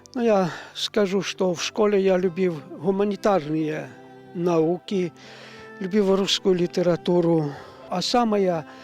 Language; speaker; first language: Belarusian; native; Belarusian